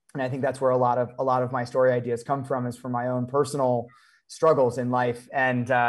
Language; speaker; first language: English; native; English